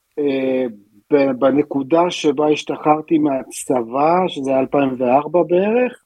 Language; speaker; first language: Hebrew; early bilingual, other home language; Russian